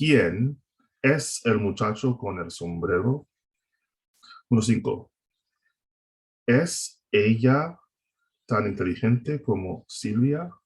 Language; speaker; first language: Spanish; non-native, fluent; English